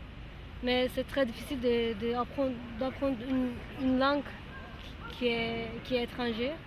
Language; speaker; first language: French; non-native, learner; Kurdish